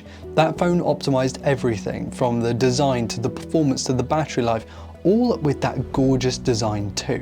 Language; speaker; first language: English; native; English